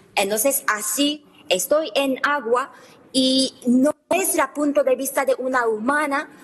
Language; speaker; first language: Spanish; non-native, fluent; Japanese